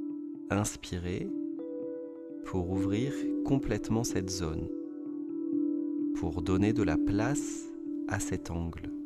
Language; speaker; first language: French; native; French